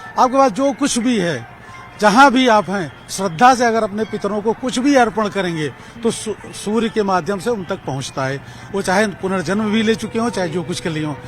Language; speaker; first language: Hindi; native; Hindi